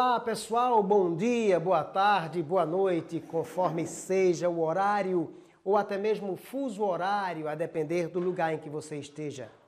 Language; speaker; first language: Portuguese; native; Portuguese